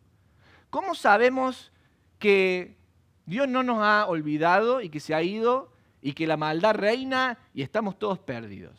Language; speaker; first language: Spanish; native; Spanish